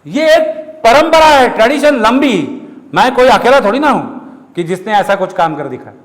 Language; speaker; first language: Hindi; non-native, local second language; Marathi